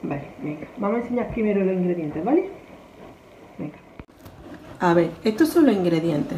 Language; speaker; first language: Spanish; native; Spanish